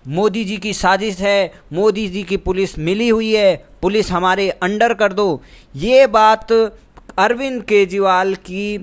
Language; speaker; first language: Hindi; native; Hindi